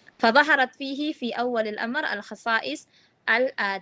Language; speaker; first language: Arabic; non-native, fluent; Indonesian